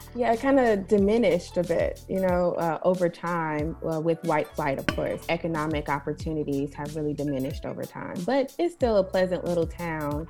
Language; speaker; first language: English; native; English